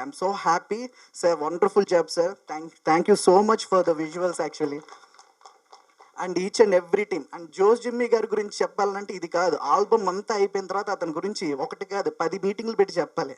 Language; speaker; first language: Telugu; native; Telugu